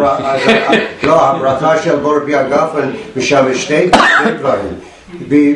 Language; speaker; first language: Hebrew; non-native, fluent; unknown